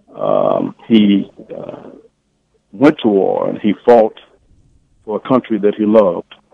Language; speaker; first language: English; native; English